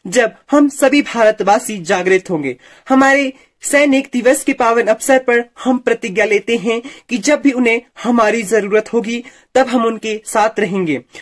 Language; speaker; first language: Hindi; native; Hindi